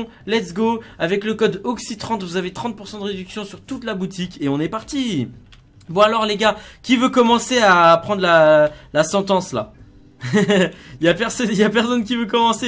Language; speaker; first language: French; native; French